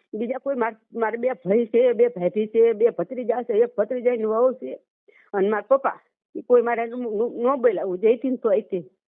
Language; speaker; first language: Gujarati; native; Gujarati